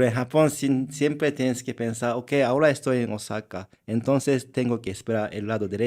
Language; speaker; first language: Spanish; non-native, learner; Japanese